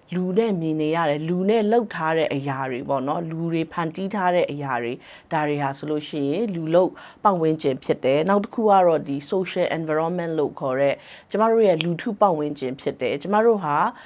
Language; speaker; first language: Burmese; non-native, local second language; Kachin